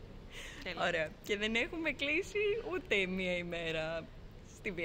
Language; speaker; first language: Greek; native; Greek